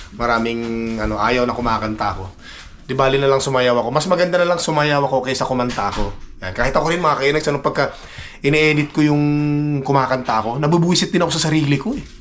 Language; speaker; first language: Filipino; non-native, local second language; Iloko